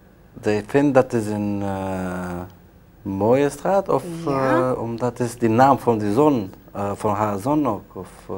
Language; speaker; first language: Dutch; non-native, learner; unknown